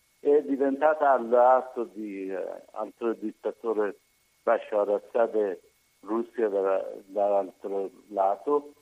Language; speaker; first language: Italian; non-native, learner; Persian